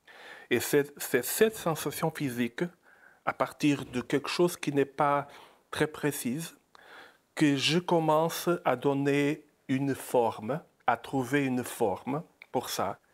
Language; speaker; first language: French; non-native, fluent; Portuguese